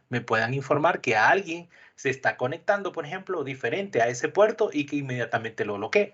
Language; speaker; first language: Spanish; native; Spanish